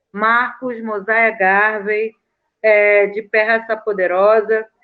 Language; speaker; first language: Portuguese; native; Portuguese